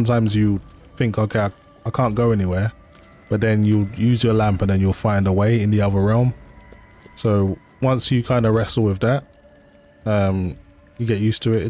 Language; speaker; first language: English; native; English